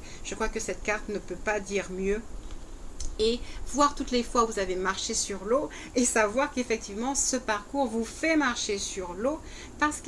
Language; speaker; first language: French; native; French